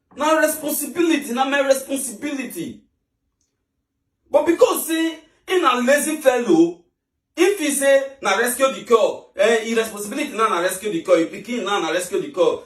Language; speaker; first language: Nigerian Pidgin; native; Nigerian Pidgin